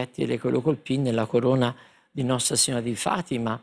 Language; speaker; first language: Italian; native; Italian